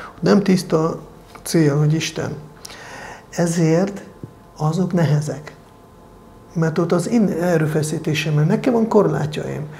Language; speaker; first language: Hungarian; non-native, fluent; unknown